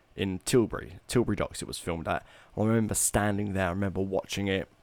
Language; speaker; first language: English; native; English